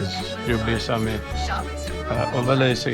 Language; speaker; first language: French; non-native, local second language; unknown